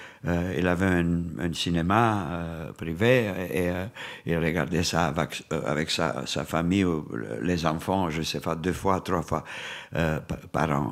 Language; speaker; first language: French; non-native, fluent; Romanian